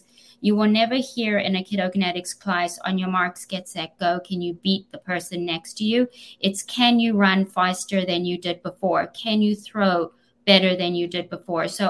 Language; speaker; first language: English; native; English